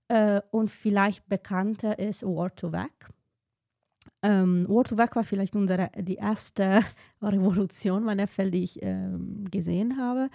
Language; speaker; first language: German; non-native, fluent; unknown